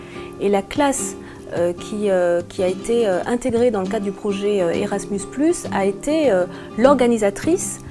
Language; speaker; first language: French; native; French